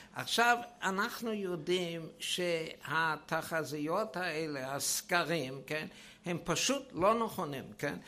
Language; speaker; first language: Hebrew; non-native, fluent; German